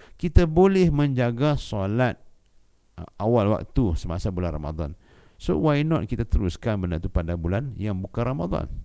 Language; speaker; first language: Malay; native; Malay